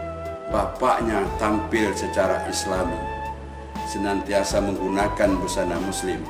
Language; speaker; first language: Indonesian; native; Indonesian